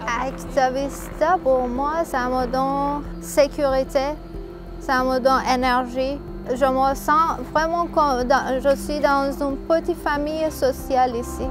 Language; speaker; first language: French; non-native, learner; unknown